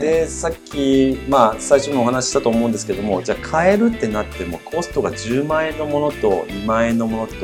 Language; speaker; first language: Japanese; native; Japanese